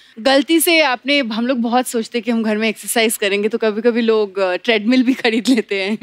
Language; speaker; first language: Hindi; non-native, local second language; Bangla